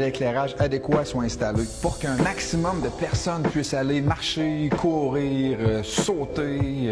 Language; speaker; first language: French; native; French